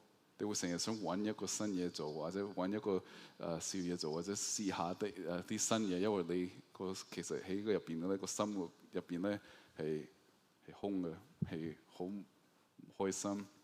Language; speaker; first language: Cantonese; early bilingual, heritage; Cantonese